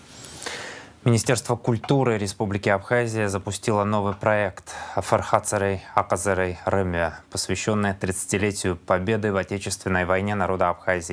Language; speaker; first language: Russian; native; Russian